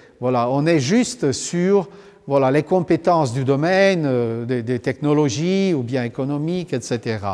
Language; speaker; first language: French; non-native, fluent; Romanian